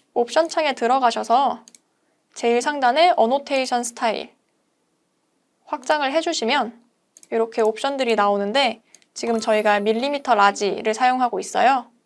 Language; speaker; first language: Korean; native; Korean